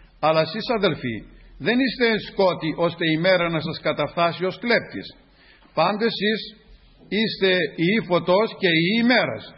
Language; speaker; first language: Greek; native; Greek